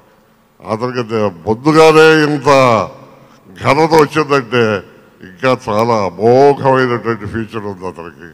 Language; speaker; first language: Telugu; native; Telugu